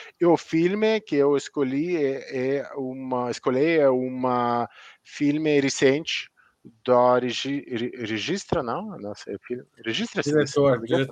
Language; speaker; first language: Portuguese; non-native, learner; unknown